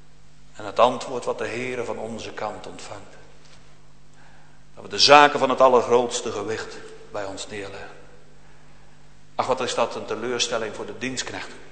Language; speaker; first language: Dutch; native; Dutch